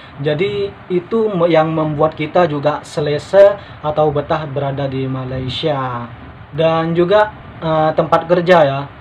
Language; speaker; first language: Indonesian; native; Indonesian